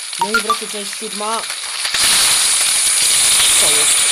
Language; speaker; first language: Polish; native; Polish